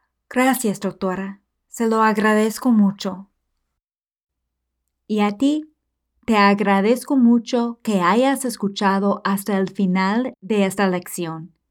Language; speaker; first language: Spanish; non-native, fluent; English